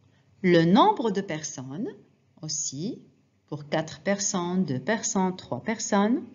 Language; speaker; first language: French; non-native, fluent; Arabic